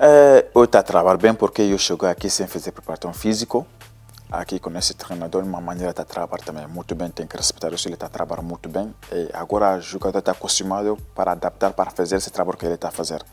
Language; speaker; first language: Portuguese; non-native, learner; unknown